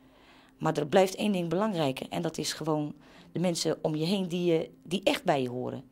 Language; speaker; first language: Dutch; native; Dutch